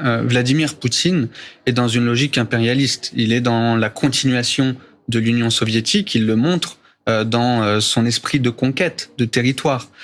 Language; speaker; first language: French; native; French